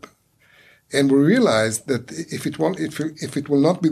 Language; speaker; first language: English; non-native, fluent; Hebrew